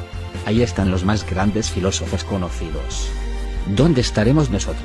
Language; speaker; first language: Spanish; native; Spanish